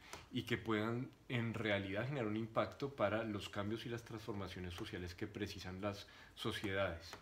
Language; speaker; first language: Spanish; native; Spanish